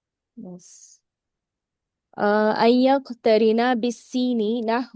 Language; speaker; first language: Arabic; non-native, learner; Urdu